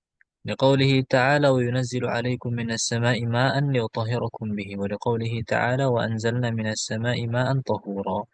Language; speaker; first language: Arabic; non-native, fluent; Indonesian